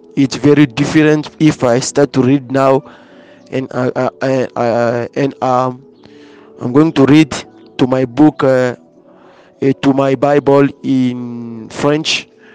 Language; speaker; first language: English; non-native, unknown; Lingala